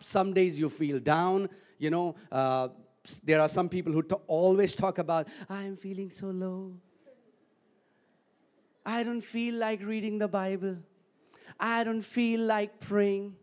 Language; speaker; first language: English; non-native, local second language; Hindi